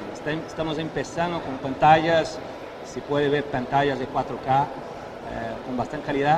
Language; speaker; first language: Spanish; non-native, fluent; Portuguese